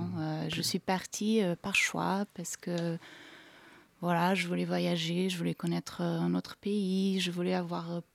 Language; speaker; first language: French; non-native, fluent; Portuguese